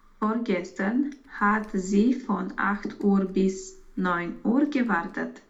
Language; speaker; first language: German; non-native, learner; Romanian